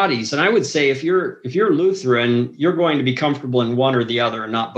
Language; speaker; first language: English; native; English